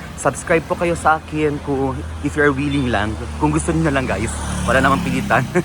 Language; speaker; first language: Filipino; non-native, local second language; Chavacano